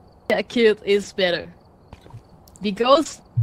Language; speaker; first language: English; non-native, learner; Japanese